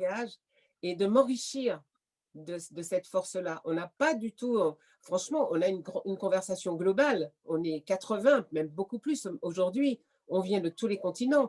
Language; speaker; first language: French; native; French